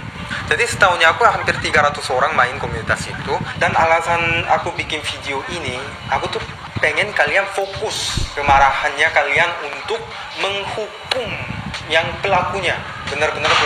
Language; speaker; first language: Indonesian; non-native, fluent; Korean